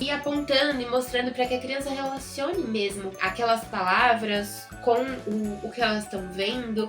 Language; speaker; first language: Portuguese; native; Portuguese